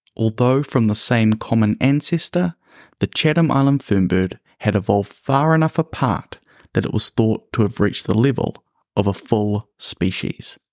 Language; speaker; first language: English; native; English